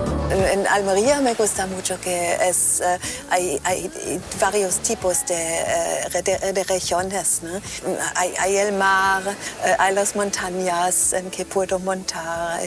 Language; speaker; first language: Spanish; non-native, fluent; German